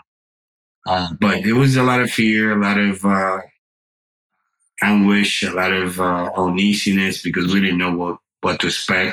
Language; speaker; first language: English; non-native, fluent; Spanish